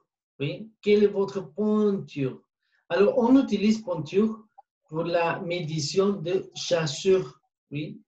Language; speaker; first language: French; non-native, learner; Spanish